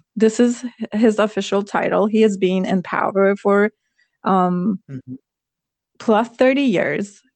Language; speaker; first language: English; non-native, fluent; Persian